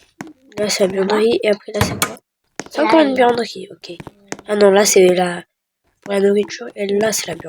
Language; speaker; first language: French; native; French